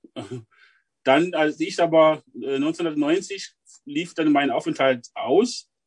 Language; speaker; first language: German; non-native, fluent; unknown